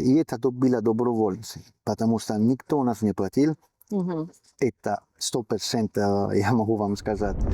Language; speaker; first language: Russian; non-native, learner; Italian